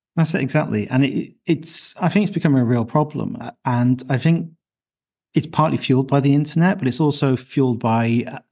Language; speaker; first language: English; native; English